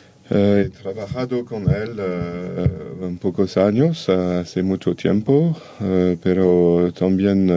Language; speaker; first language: Spanish; non-native, learner; French